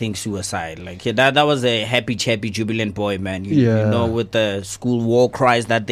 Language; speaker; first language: English; non-native, local second language; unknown